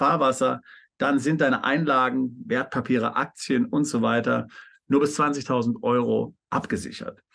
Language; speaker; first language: German; native; German